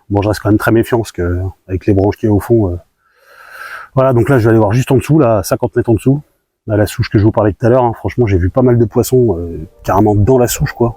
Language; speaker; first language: French; native; French